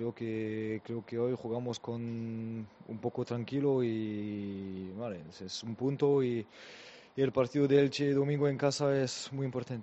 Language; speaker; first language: Spanish; non-native, learner; French